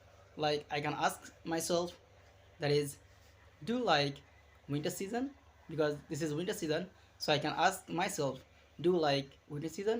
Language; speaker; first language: English; non-native, learner; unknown